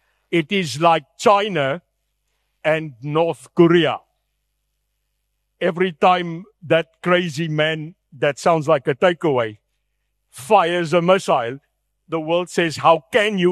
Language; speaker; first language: English; non-native, local second language; Afrikaans